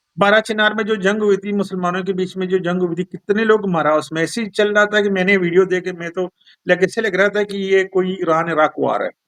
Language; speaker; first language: Hindi; non-native, local second language; Malayalam